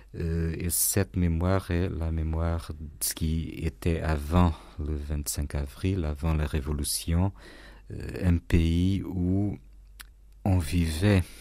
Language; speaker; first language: French; non-native, fluent; Portuguese